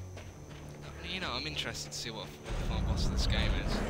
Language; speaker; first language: English; native; English